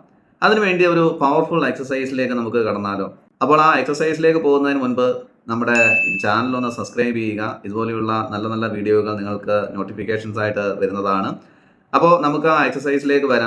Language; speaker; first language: Malayalam; native; Malayalam